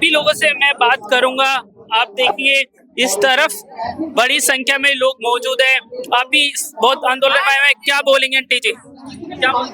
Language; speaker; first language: Hindi; native; Hindi